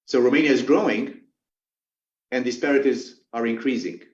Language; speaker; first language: English; non-native, fluent; Romanian